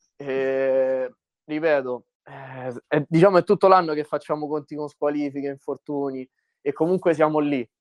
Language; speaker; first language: Italian; native; Italian